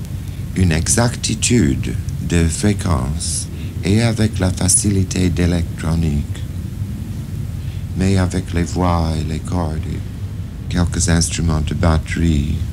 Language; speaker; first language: French; non-native, fluent; English